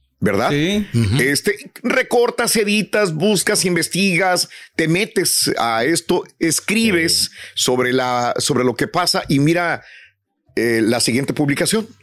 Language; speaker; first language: Spanish; native; Spanish